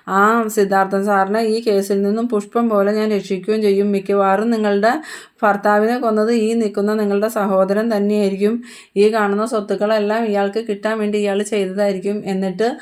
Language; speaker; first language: Malayalam; native; Malayalam